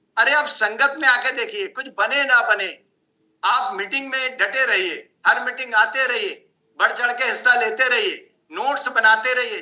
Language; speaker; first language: Hindi; native; Hindi